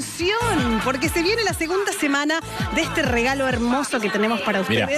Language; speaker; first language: Spanish; native; Spanish